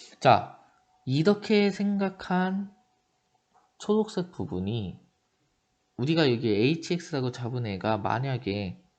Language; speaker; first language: Korean; native; Korean